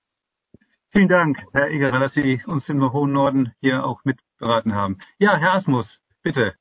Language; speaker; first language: German; native; German